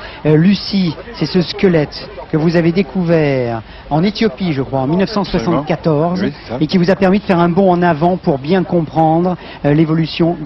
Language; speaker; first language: French; native; French